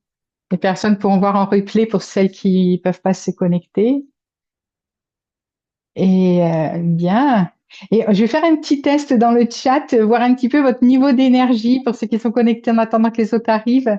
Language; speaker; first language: French; native; French